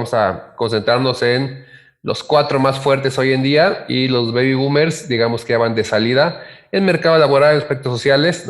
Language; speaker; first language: Spanish; native; Spanish